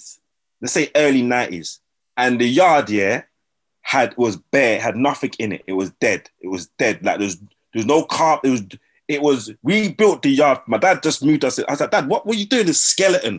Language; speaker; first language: English; native; English